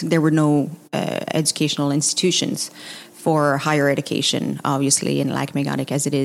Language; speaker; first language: English; non-native, fluent; French